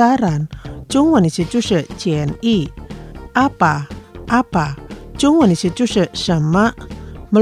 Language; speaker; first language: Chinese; non-native, fluent; Indonesian